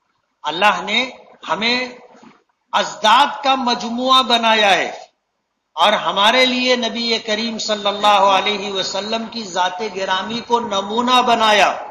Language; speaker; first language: Urdu; native; Urdu